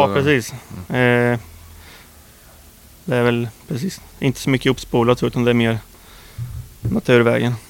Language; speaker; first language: Swedish; native; Swedish